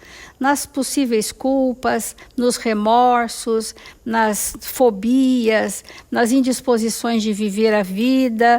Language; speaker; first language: Portuguese; native; Portuguese